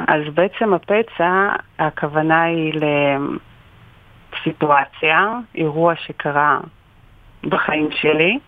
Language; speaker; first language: Hebrew; non-native, fluent; Russian